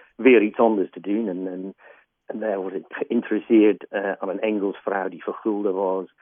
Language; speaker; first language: Dutch; non-native, fluent; English